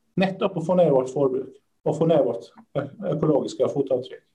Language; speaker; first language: Swedish; early bilingual, other home language; Persian